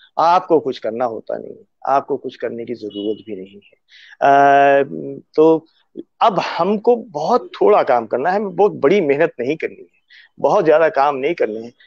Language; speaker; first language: Urdu; native; Urdu